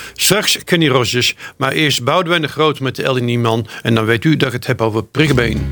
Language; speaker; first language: Dutch; native; Dutch